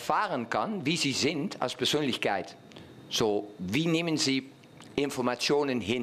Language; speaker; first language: German; non-native, fluent; Dutch